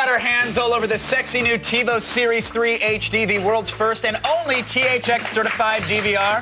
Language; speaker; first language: English; native; English